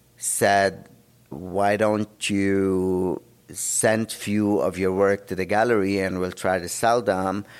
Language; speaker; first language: English; non-native, fluent; Arabic